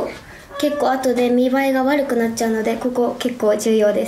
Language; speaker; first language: Japanese; native; Japanese